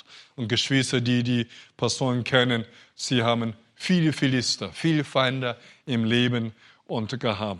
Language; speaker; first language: German; non-native, fluent; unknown